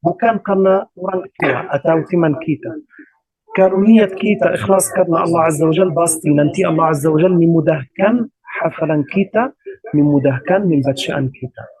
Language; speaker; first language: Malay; non-native, learner; Arabic